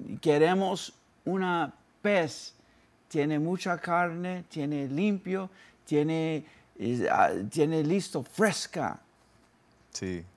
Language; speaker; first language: Spanish; early bilingual, heritage; Spanish